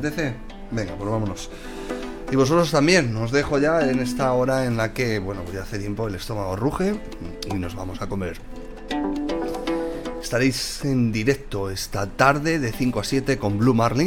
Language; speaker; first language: Spanish; native; Spanish